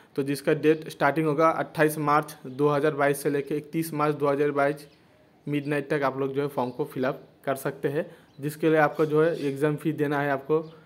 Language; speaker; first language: Hindi; non-native, local second language; Bangla